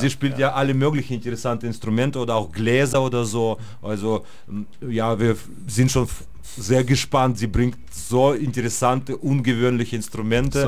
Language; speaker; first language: German; non-native, fluent; Russian